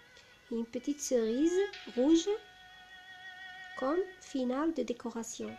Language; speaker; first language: French; non-native, local second language; Arabic